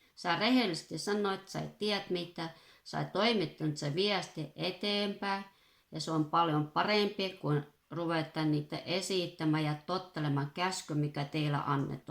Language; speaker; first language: Finnish; non-native, fluent; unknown